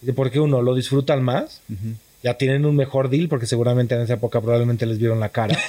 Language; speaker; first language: Spanish; native; Spanish